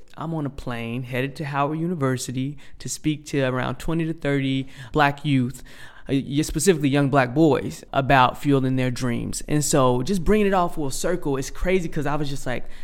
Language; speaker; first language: English; native; English